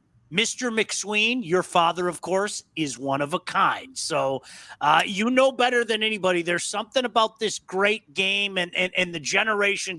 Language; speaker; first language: English; native; English